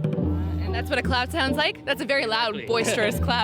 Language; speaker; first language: English; native; English